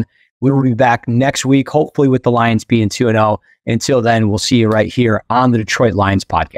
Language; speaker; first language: English; native; English